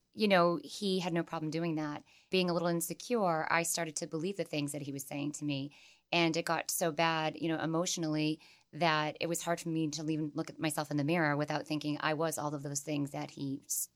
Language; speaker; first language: English; native; English